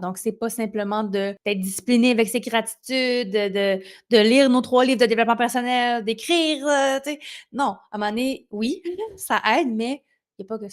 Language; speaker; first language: French; native; French